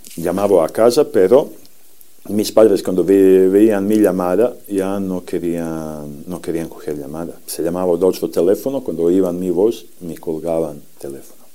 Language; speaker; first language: Spanish; non-native, fluent; Serbian